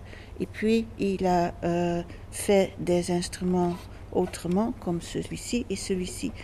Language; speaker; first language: French; non-native, fluent; Dutch